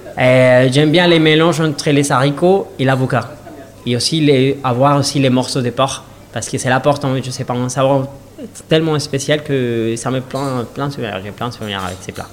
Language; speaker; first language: French; non-native, learner; Spanish